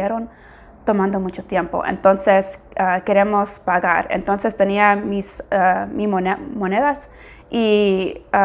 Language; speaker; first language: Spanish; non-native, fluent; English